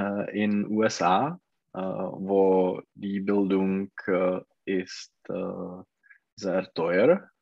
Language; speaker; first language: German; non-native, learner; Czech